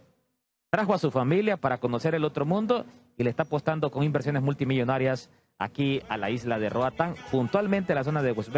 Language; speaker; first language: Spanish; native; Spanish